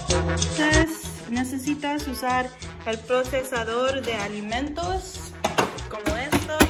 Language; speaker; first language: Spanish; non-native, learner; English